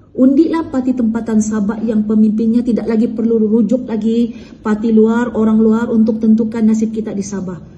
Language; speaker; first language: Malay; native; Malay